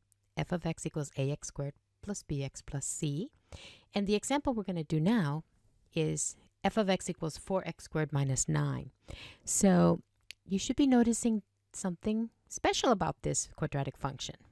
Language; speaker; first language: English; native; English